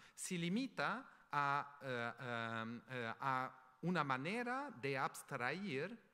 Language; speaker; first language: Spanish; non-native, fluent; German